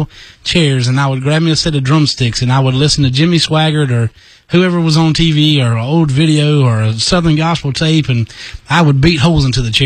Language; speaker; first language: English; native; English